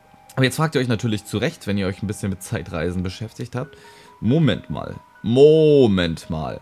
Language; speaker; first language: German; native; German